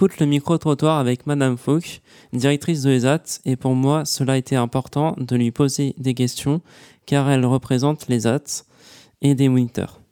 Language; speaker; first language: French; native; French